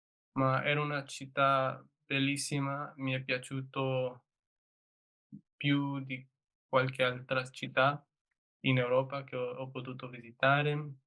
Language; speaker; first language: Italian; non-native, learner; English